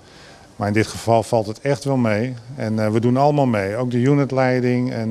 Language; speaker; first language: Dutch; native; Dutch